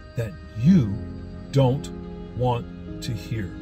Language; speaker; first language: English; native; English